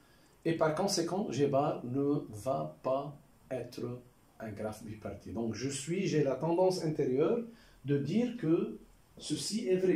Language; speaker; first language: French; non-native, local second language; Arabic